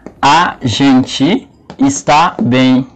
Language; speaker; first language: Portuguese; non-native, learner; Haitian Creole